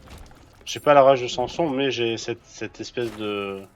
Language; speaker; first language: French; native; French